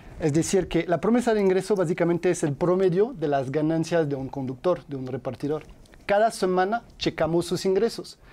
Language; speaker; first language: Spanish; non-native, fluent; French